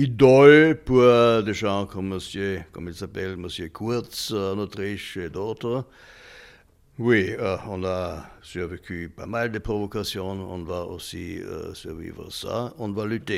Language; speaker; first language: French; non-native, fluent; German